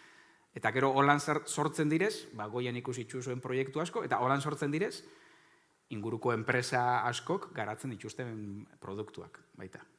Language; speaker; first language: Basque; native; Basque